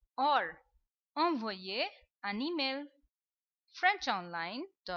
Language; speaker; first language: French; non-native, fluent; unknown